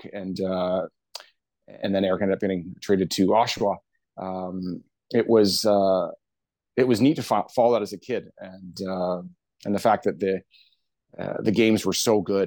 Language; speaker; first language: English; native; English